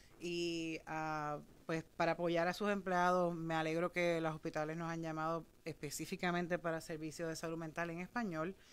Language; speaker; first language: Spanish; native; Spanish